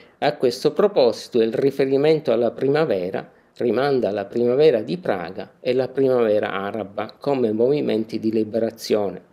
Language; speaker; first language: Italian; native; Italian